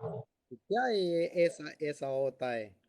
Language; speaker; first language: Hindi; non-native, local second language; Pashto